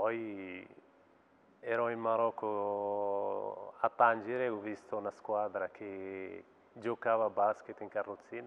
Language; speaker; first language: Italian; non-native, fluent; Arabic